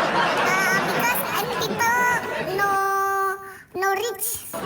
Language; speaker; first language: English; non-native, learner; Indonesian